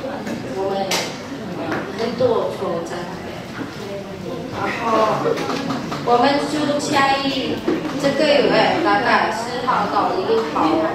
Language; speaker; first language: Chinese; non-native, learner; Indonesian